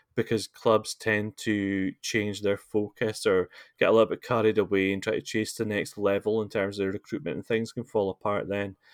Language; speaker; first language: English; native; English